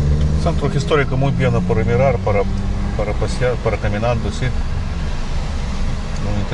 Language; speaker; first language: Spanish; non-native, learner; English